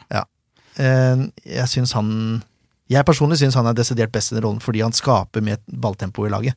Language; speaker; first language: Norwegian; native; Norwegian